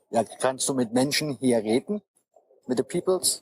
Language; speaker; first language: German; native; German